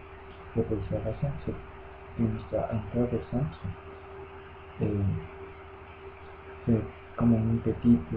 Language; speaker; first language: French; non-native, learner; Spanish